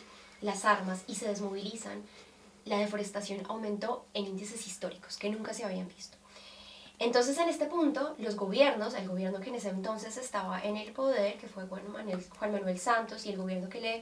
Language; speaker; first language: Spanish; native; Spanish